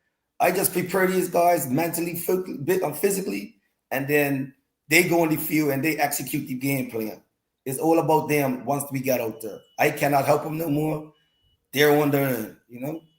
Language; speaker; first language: English; native; English